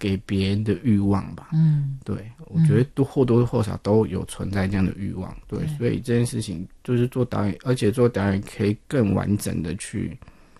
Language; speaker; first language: Chinese; non-native, local second language; Min Nan Chinese